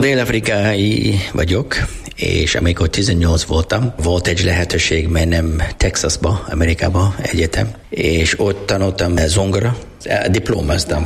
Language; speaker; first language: Hungarian; non-native, learner; English